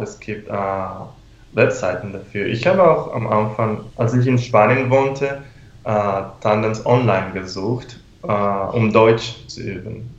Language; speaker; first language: German; non-native, fluent; Spanish